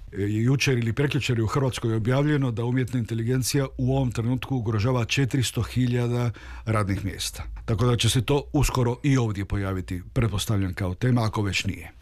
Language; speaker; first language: Croatian; early bilingual, heritage; Croatian